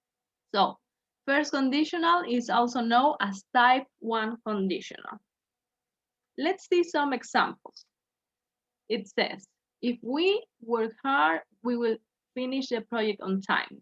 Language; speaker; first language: English; non-native, fluent; Spanish